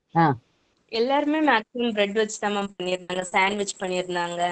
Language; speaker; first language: Tamil; native; Tamil